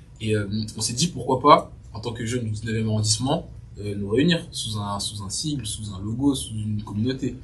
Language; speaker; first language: French; early bilingual, other home language; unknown